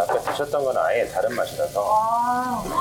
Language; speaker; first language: Korean; native; Korean